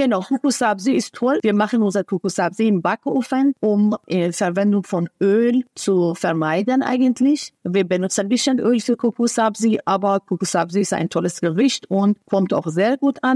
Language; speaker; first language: German; non-native, fluent; Persian